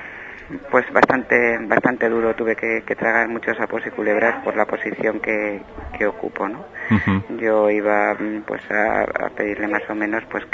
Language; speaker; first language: Spanish; native; Spanish